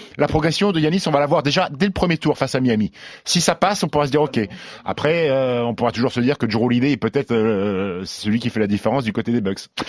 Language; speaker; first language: French; native; French